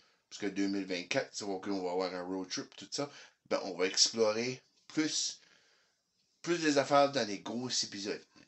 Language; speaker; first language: French; early bilingual, heritage; French